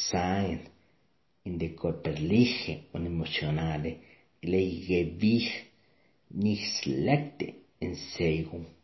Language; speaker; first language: German; non-native, learner; Spanish